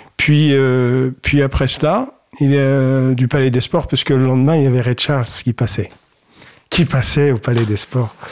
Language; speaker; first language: French; early bilingual, other home language; Kabyle